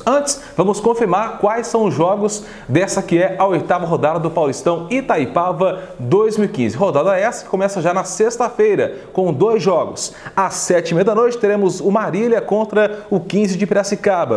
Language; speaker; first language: Portuguese; native; Portuguese